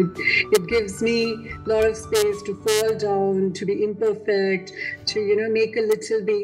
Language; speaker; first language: English; non-native, local second language; Hindi